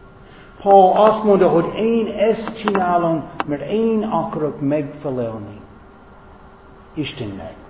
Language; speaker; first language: Hungarian; non-native, fluent; English